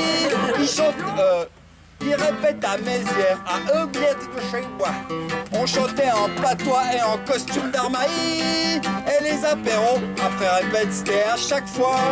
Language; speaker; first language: French; native; French